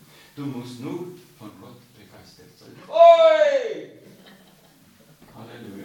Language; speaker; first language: German; non-native, fluent; Estonian